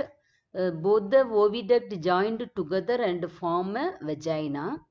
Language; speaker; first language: English; non-native, local second language; Tamil